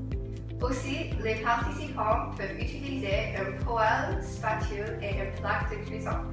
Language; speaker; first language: French; non-native, learner; English